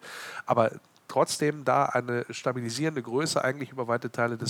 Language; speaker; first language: German; native; German